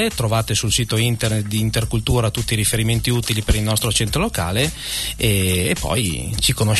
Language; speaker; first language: Italian; native; Italian